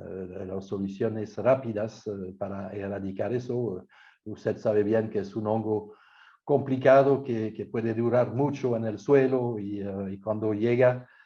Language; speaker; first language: Spanish; non-native, fluent; French